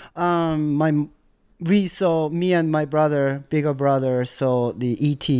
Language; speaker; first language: English; non-native, learner; Japanese